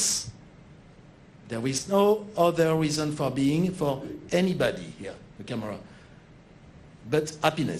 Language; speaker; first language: English; non-native, fluent; French